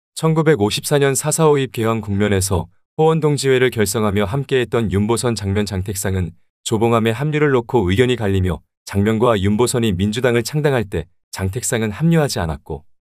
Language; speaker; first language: Korean; native; Korean